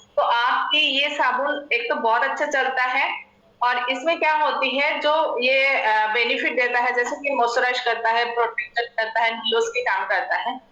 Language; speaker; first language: Hindi; non-native, local second language; Assamese